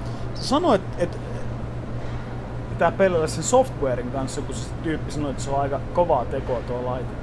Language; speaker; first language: Finnish; native; Finnish